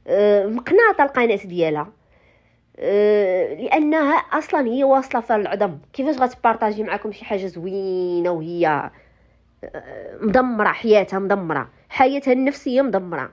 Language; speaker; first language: Arabic; native; Arabic